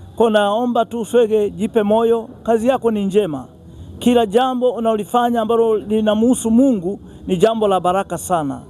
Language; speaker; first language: Swahili; native; Swahili